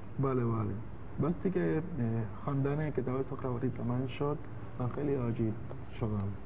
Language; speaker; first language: Persian; non-native, learner; Spanish